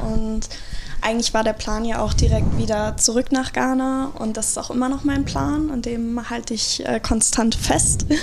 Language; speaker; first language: German; native; German